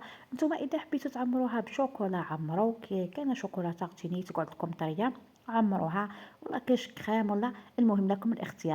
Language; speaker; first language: Arabic; native; Arabic